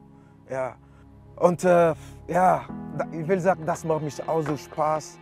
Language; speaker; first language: German; non-native, learner; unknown